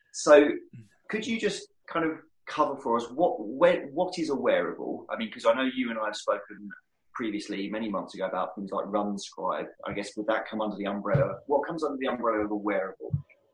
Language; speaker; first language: English; native; English